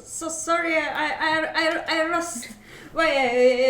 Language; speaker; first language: English; non-native, learner; Japanese